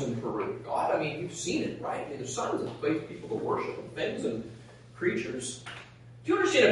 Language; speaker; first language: English; native; English